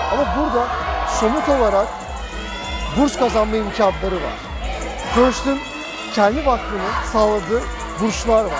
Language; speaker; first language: Turkish; native; Turkish